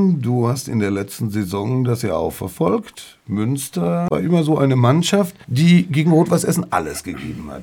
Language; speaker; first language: German; native; German